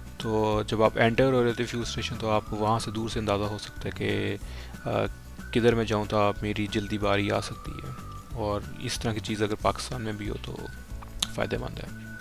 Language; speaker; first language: Urdu; non-native, local second language; Punjabi